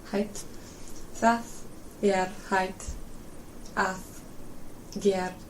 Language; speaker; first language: Icelandic; non-native, learner; English